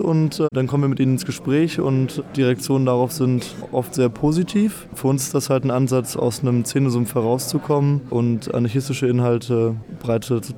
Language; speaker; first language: German; native; German